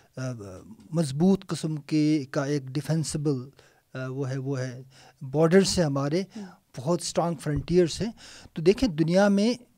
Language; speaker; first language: Urdu; non-native, local second language; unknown